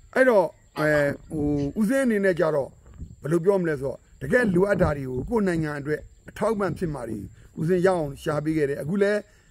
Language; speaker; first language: Burmese; native; Burmese